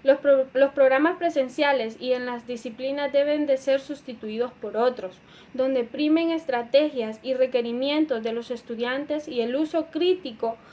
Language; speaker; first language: Spanish; native; Spanish